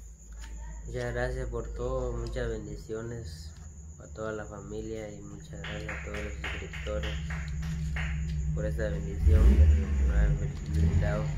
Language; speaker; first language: Spanish; native; Spanish